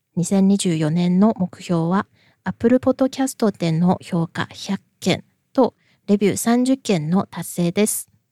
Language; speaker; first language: Japanese; non-native, fluent; Chinese